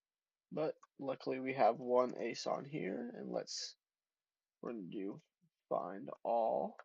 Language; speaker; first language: English; native; English